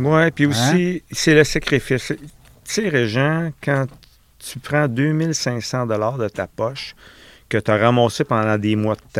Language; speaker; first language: French; native; French